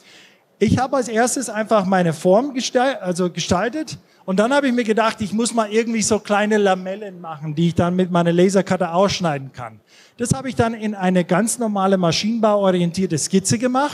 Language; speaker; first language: German; non-native, fluent; English